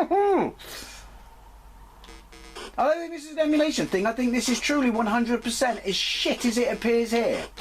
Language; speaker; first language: English; native; English